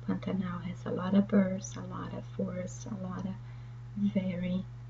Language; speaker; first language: English; non-native, fluent; Portuguese